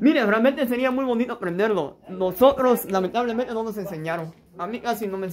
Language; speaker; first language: Spanish; native; Spanish